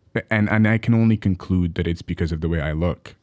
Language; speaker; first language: English; early bilingual, other home language; Arabic